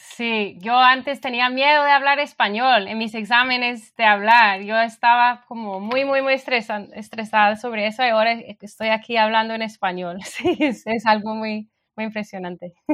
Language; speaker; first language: Spanish; non-native, fluent; English